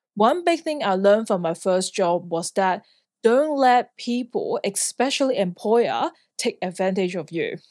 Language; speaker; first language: English; non-native, local second language; Cantonese